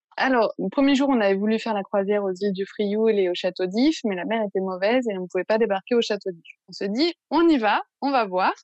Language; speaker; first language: French; native; French